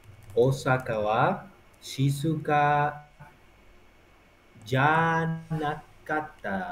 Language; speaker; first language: Japanese; non-native, learner; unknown